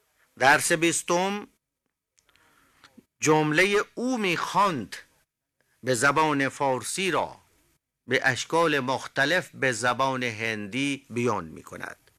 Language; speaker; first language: Persian; non-native, fluent; Hindi